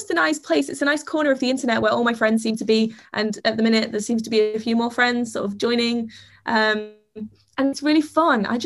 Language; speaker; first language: English; native; English